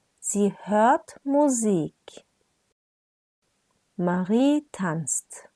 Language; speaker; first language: German; non-native, fluent; Turkish